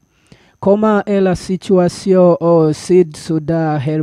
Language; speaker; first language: French; non-native, learner; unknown